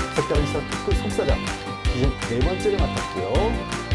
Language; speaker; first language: Korean; native; Korean